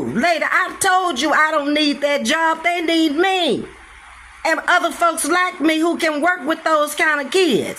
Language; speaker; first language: English; native; English